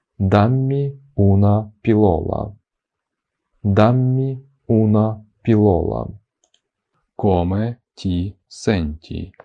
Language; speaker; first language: Italian; non-native, fluent; Ukrainian